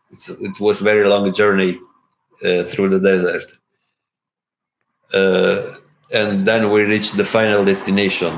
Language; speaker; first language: English; non-native, learner; Italian